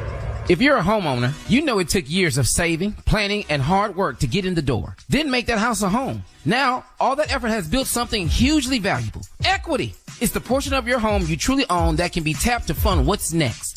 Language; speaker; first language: English; native; English